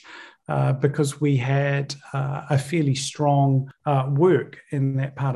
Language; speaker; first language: English; native; English